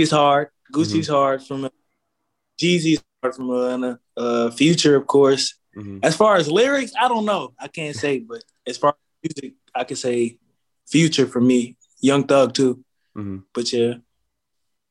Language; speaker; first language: English; native; English